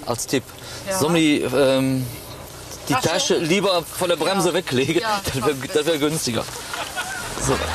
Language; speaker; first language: German; native; German